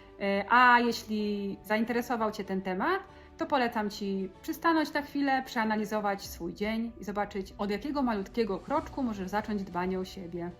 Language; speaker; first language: Polish; native; Polish